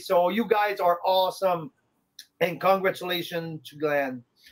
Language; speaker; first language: English; non-native, fluent; French